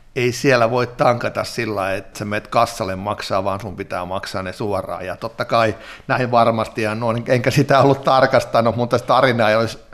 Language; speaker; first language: Finnish; native; Finnish